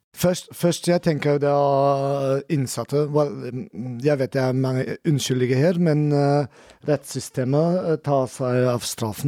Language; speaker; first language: Norwegian; non-native, learner; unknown